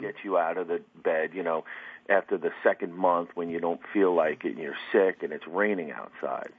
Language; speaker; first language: English; native; English